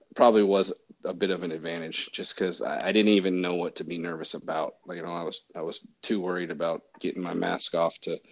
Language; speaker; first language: English; native; English